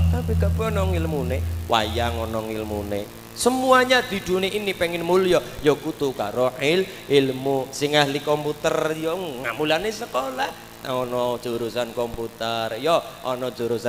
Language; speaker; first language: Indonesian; non-native, local second language; Javanese